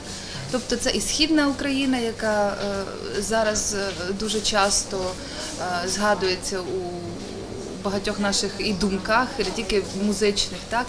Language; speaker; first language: Ukrainian; native; Ukrainian